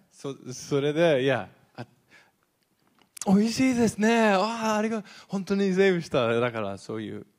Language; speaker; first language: Japanese; non-native, learner; English